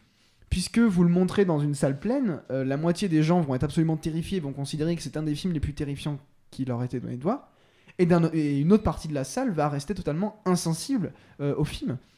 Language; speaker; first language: French; native; French